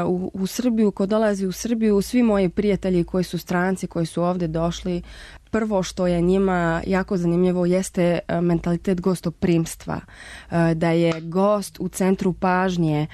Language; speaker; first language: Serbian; non-native, fluent; Spanish